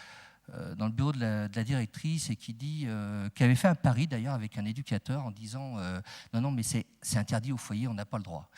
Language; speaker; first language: French; native; French